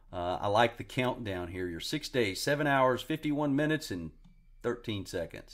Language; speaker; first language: English; native; English